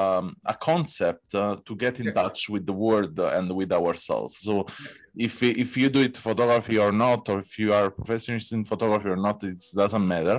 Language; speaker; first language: English; non-native, learner; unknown